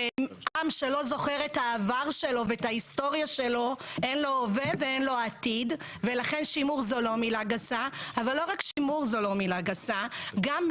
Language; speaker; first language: Hebrew; native; Hebrew